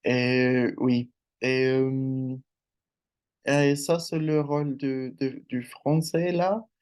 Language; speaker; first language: French; non-native, learner; Spanish